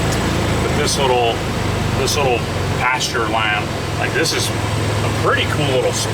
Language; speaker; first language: English; native; English